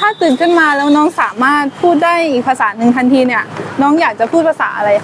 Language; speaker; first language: Thai; native; Thai